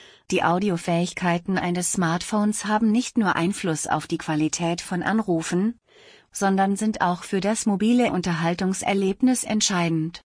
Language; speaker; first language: German; native; German